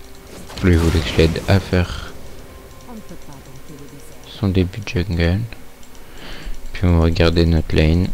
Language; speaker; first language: French; native; French